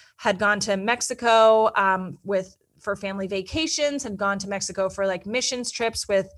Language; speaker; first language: English; native; English